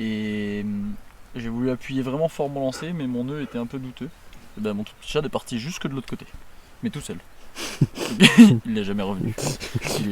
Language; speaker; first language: French; native; French